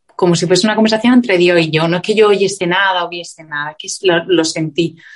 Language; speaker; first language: Spanish; native; Spanish